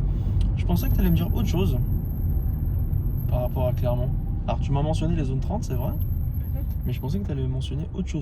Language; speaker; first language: French; native; French